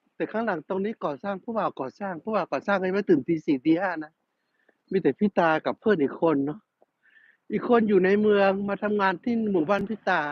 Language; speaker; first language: Thai; non-native, fluent; Burmese